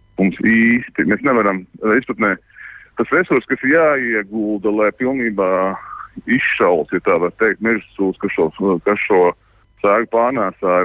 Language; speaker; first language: Latvian; native; Latvian